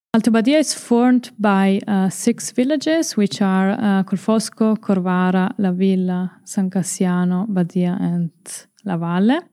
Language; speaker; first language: English; non-native, fluent; Italian